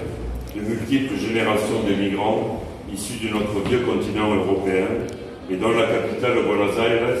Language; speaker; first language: French; native; French